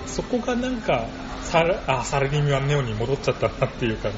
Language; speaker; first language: Japanese; native; Japanese